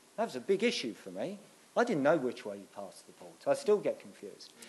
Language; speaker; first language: English; native; English